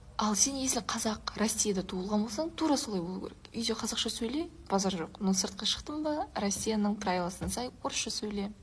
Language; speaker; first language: Kazakh; non-native, local second language; Uyghur